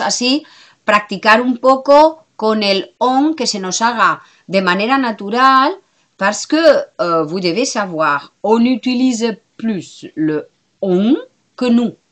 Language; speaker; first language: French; non-native, fluent; Spanish